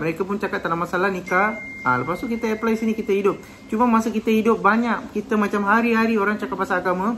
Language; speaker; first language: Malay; non-native, local second language; Tamil